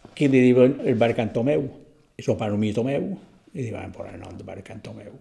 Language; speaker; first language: Catalan; native; Catalan